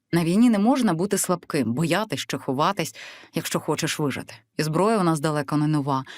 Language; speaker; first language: Ukrainian; early bilingual, other home language; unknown